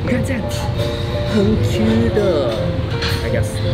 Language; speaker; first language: Chinese; non-native, fluent; Japanese